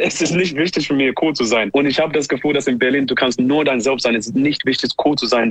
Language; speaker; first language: German; non-native, learner; English